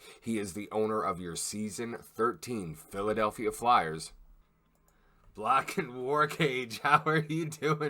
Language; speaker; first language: English; native; English